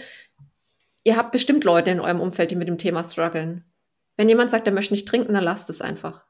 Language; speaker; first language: German; native; German